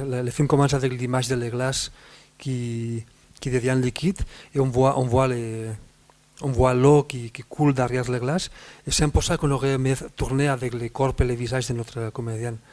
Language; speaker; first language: French; non-native, fluent; Spanish